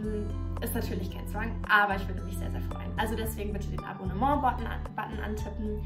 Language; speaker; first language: German; native; German